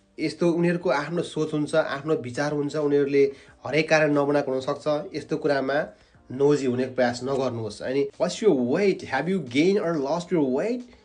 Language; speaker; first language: Nepali; native; Nepali